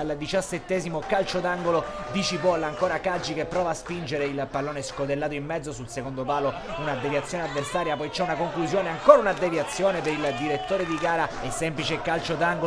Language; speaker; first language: Italian; native; Italian